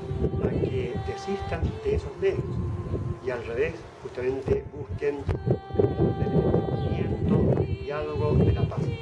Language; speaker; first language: Spanish; native; Spanish